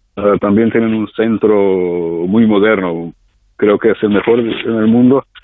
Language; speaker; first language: Spanish; non-native, fluent; Slovenian